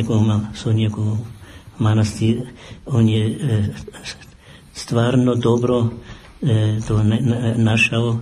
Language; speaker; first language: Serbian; non-native, fluent; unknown